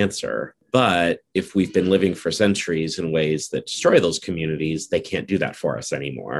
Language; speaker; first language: English; native; English